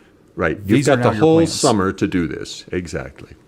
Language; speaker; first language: English; native; English